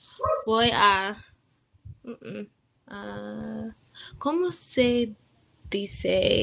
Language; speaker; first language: Spanish; non-native, learner; English